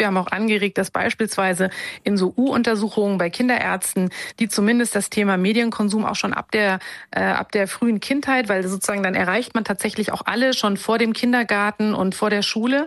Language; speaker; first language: German; native; German